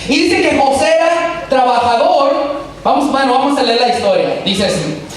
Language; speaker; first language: Spanish; early bilingual, heritage; Spanish